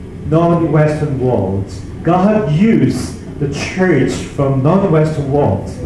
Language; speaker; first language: English; non-native, fluent; Korean